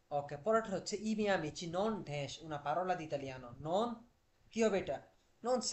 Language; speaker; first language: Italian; non-native, fluent; Bangla